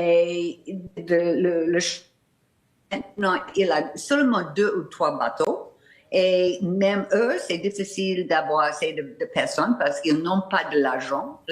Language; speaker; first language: French; non-native, fluent; English